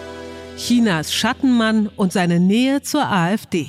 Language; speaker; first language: German; native; German